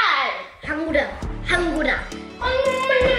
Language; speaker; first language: Korean; early bilingual, heritage; English